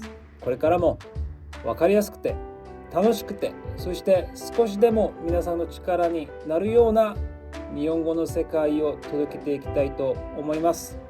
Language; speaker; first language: Japanese; non-native, fluent; Korean